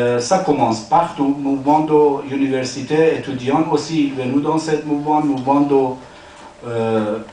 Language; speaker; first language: French; non-native, learner; Persian